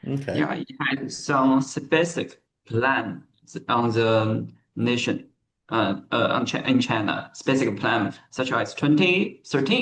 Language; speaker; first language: English; non-native, learner; Chinese